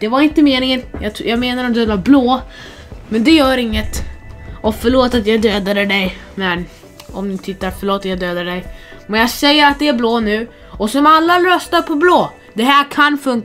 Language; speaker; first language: Swedish; non-native, fluent; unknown